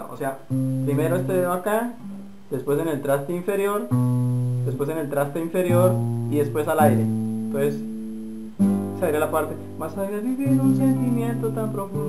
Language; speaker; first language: Spanish; native; Spanish